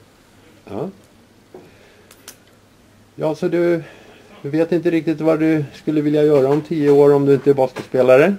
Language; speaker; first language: Swedish; native; Swedish